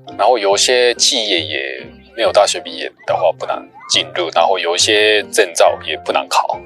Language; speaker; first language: Chinese; non-native, fluent; Japanese